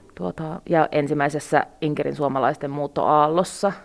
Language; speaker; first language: Finnish; early bilingual, other home language; Russian